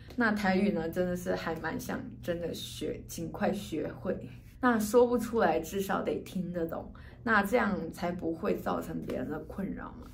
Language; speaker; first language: Chinese; native; Chinese